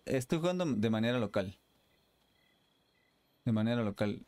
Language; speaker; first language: Spanish; native; Spanish